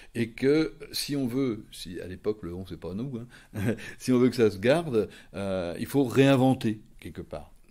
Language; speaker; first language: French; native; French